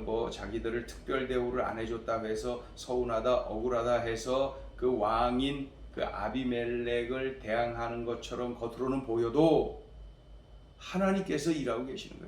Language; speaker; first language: Korean; native; Korean